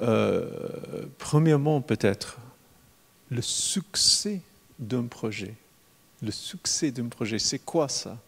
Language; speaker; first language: French; non-native, fluent; English